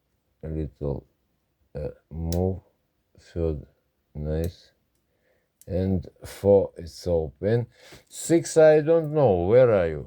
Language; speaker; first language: English; non-native, learner; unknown